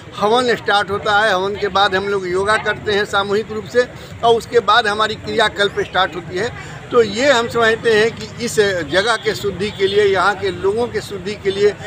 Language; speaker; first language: Hindi; native; Hindi